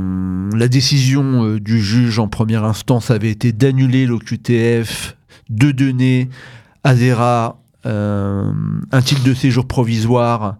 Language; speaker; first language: French; native; French